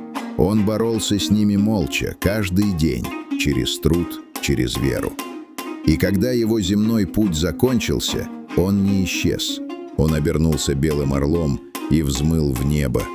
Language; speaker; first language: Russian; native; Russian